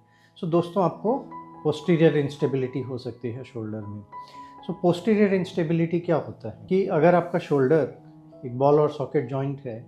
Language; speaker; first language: Hindi; native; Hindi